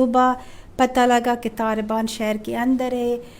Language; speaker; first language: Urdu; non-native, fluent; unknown